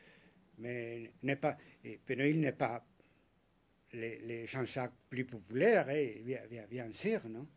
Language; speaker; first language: French; non-native, fluent; Spanish